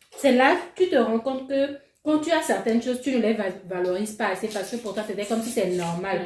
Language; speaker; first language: French; non-native, local second language; Ewe